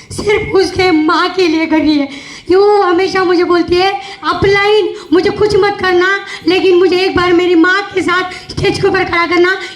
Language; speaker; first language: Hindi; non-native, local second language; Marathi